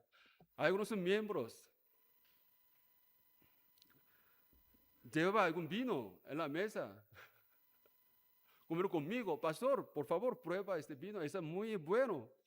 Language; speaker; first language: Spanish; non-native, learner; Korean